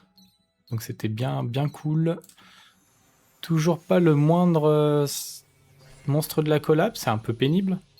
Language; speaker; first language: French; native; French